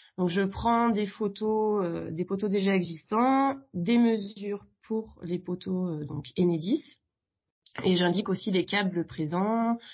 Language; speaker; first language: French; native; French